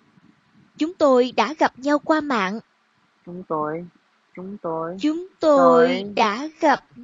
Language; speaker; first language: Vietnamese; non-native, learner; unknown